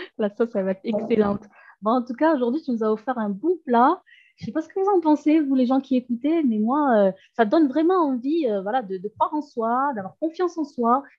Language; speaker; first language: French; native; French